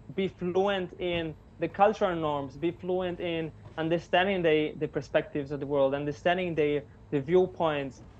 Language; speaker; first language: English; non-native, fluent; Italian